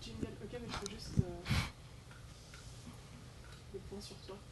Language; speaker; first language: French; native; French